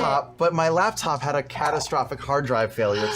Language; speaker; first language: English; native; English